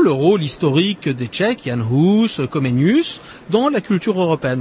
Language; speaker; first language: French; native; French